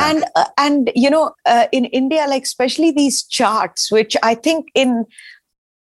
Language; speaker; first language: English; non-native, local second language; Hindi